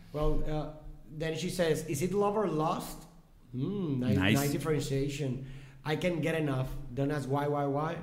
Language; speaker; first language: English; non-native, fluent; Spanish